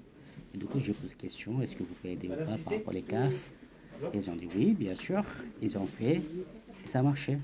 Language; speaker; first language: French; non-native, learner; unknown